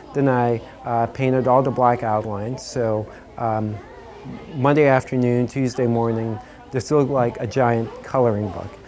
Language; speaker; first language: English; native; English